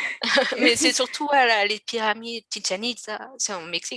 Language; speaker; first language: French; native; French